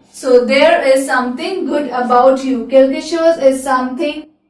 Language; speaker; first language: English; non-native, local second language; Hindi